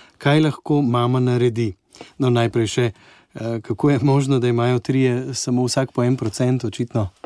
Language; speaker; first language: Slovenian; native; Slovenian